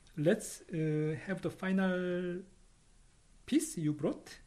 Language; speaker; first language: English; non-native, fluent; Korean